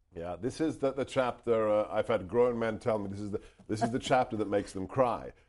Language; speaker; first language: English; non-native, local second language; Hungarian